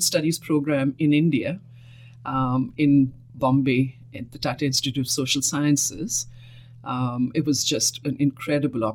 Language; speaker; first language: English; non-native, local second language; Hindi